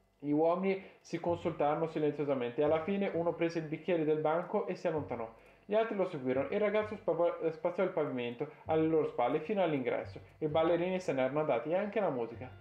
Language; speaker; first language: Italian; native; Italian